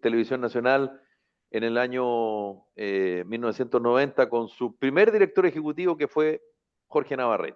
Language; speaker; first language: Spanish; native; Spanish